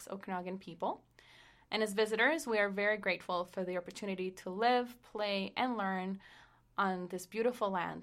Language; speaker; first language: English; non-native, fluent; Spanish